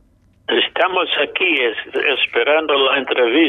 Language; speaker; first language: Spanish; non-native, fluent; English